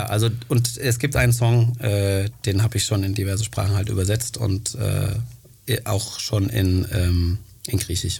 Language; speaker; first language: German; early bilingual, other home language; Greek